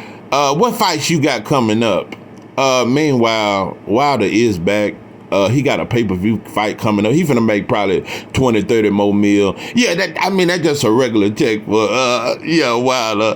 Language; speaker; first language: English; native; English